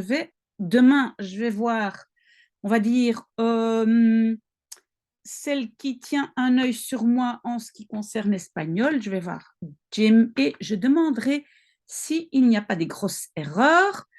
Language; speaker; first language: French; non-native, local second language; Dutch